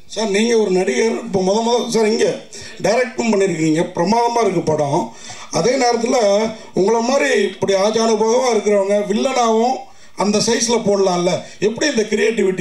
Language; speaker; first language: Tamil; native; Tamil